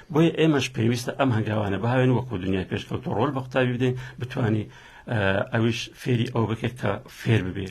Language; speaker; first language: Central Kurdish; native; Central Kurdish